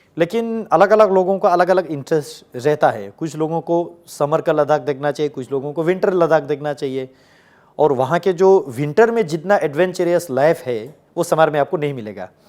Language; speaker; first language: Hindi; non-native, local second language; Ladakhi